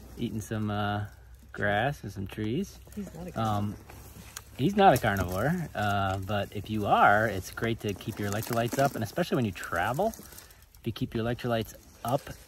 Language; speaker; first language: English; native; English